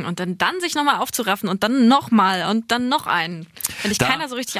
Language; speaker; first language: German; native; German